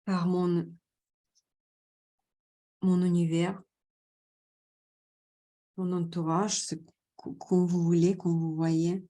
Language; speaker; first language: French; non-native, fluent; Russian